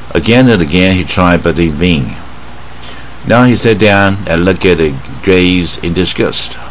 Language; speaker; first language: English; non-native, fluent; Chinese